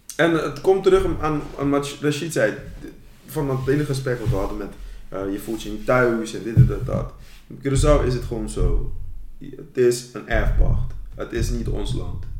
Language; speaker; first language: Dutch; non-native, local second language; Papiamento